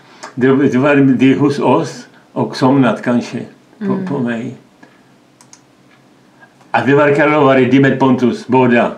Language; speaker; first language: Swedish; non-native, learner; Czech